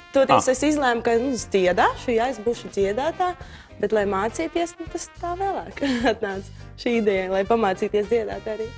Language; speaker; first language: Latvian; non-native, fluent; Ukrainian